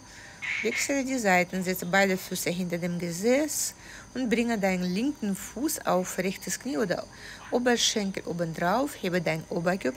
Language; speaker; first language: German; non-native, fluent; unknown